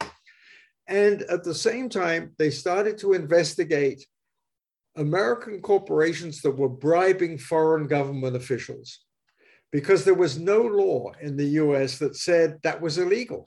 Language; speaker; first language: English; native; English